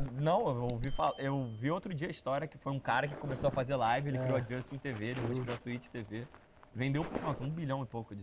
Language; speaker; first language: Portuguese; native; Portuguese